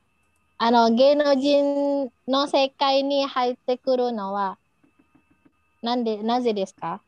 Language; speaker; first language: Japanese; non-native, learner; Indonesian